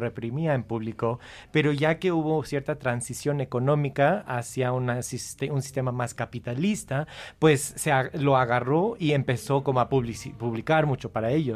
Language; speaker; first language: Spanish; non-native, fluent; English